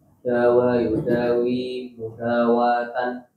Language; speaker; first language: Arabic; non-native, learner; Indonesian